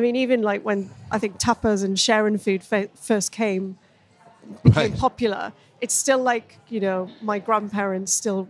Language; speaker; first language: English; native; English